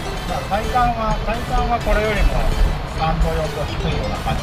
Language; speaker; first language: Japanese; native; Japanese